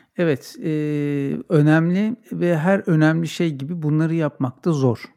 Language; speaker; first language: Turkish; native; Turkish